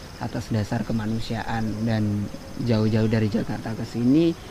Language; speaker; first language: Indonesian; native; Indonesian